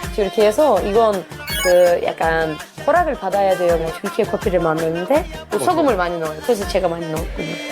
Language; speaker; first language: Korean; non-native, fluent; Turkish